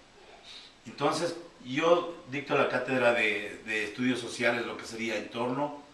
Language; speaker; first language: Spanish; native; Spanish